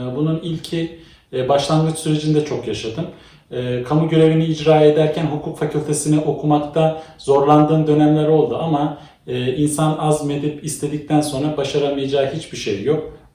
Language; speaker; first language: Turkish; native; Turkish